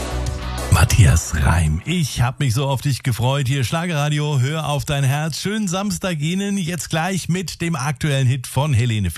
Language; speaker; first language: German; native; German